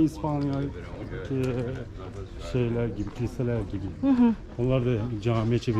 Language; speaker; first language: Turkish; non-native, learner; Persian